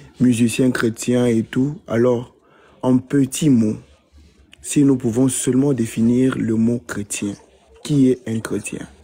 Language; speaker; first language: French; non-native, local second language; Lingala